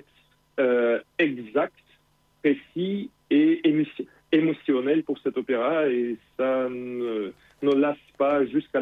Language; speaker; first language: French; non-native, fluent; Russian